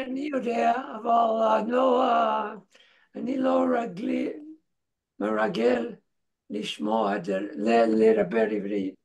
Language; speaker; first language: Hebrew; non-native, learner; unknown